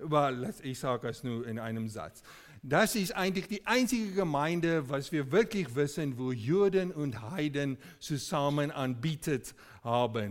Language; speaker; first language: German; non-native, fluent; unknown